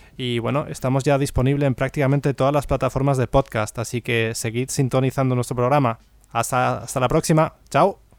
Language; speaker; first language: Spanish; native; Spanish